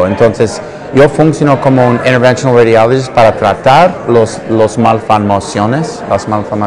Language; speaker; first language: Spanish; non-native, learner; English